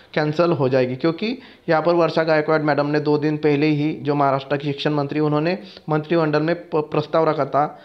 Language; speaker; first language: Hindi; non-native, local second language; Marathi